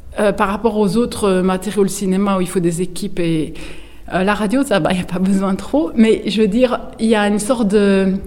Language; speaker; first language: French; native; French